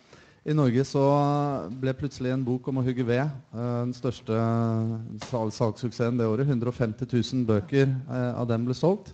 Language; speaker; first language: Norwegian; native; Norwegian